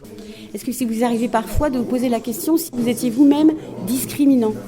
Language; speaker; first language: French; native; French